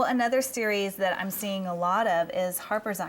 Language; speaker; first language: English; native; English